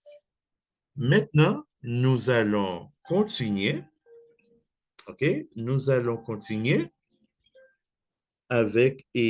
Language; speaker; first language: French; non-native, fluent; Spanish